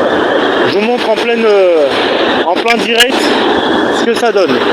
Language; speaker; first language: French; native; French